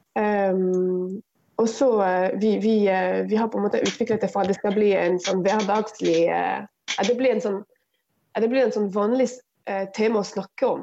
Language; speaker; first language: Norwegian; non-native, fluent; Arabic